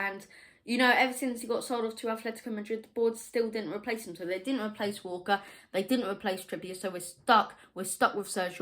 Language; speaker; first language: English; native; English